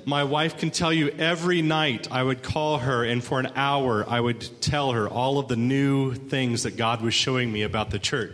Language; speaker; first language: English; native; English